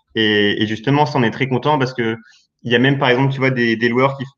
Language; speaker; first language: French; native; French